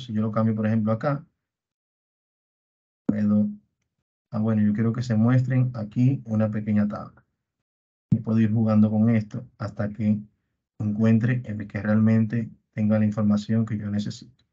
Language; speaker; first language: Spanish; native; Spanish